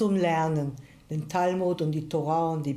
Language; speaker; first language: German; early bilingual, heritage; German